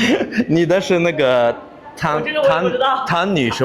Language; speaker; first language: Chinese; non-native, fluent; Azerbaijani